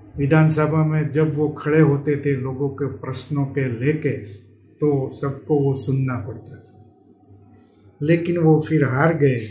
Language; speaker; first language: Hindi; non-native, local second language; Gujarati